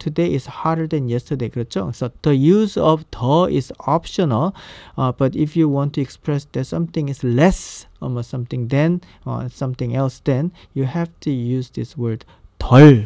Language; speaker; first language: English; non-native, fluent; Korean